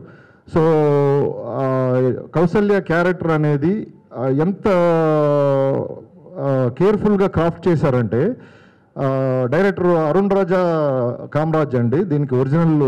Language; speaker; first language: Telugu; native; Telugu